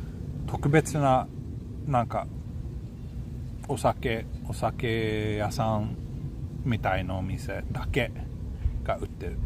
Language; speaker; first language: Japanese; non-native, fluent; Swedish